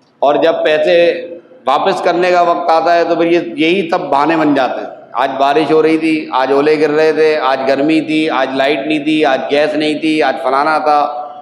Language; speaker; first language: Urdu; native; Urdu